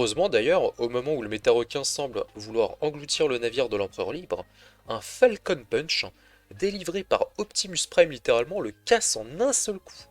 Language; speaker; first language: French; native; French